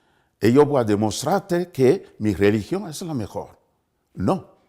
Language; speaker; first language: Spanish; non-native, fluent; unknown